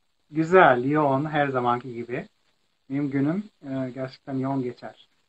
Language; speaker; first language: Turkish; non-native, fluent; Arabic